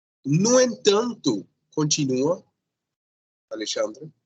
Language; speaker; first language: Portuguese; non-native, fluent; Spanish